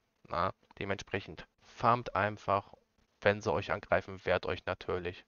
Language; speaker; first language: German; native; German